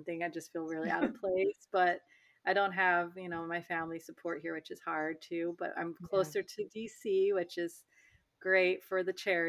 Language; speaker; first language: English; native; English